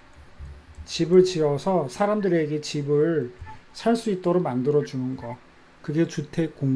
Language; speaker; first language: Korean; native; Korean